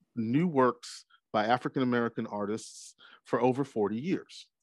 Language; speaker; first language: English; native; English